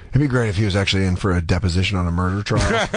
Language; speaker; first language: English; native; English